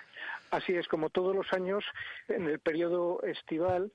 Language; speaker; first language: Spanish; native; Spanish